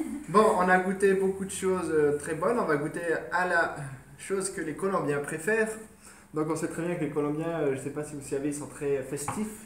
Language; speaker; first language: French; native; French